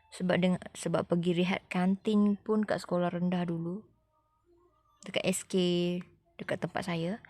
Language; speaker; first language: Malay; native; Malay